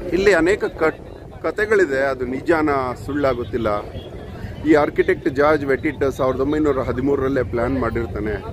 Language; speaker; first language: Kannada; native; Kannada